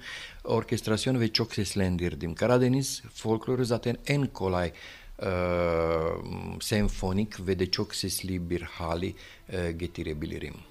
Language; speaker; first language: Turkish; non-native, fluent; Romanian